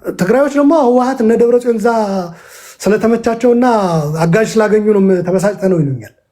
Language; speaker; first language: Amharic; non-native, local second language; Tigrinya